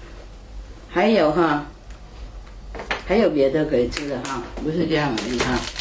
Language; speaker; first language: Chinese; non-native, fluent; Vietnamese